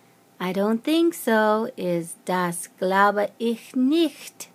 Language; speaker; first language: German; non-native, learner; English